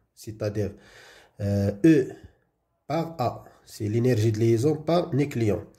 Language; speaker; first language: French; non-native, local second language; Arabic